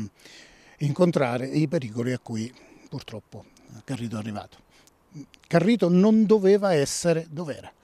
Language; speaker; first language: Italian; native; Italian